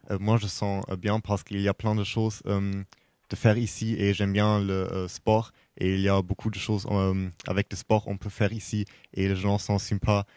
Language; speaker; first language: French; non-native, learner; German